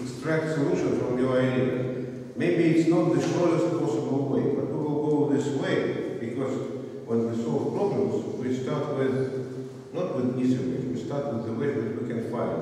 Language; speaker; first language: English; non-native, fluent; Russian